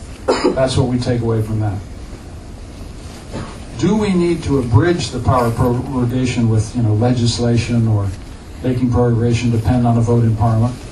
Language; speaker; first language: English; native; English